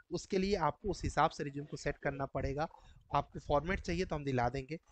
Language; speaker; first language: Hindi; native; Hindi